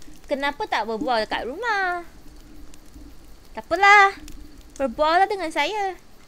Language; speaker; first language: Malay; non-native, local second language; Cantonese